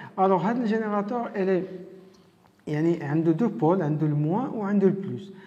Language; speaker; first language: French; non-native, local second language; Arabic